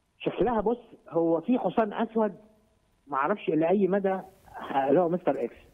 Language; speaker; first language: Egyptian Arabic; native; Egyptian Arabic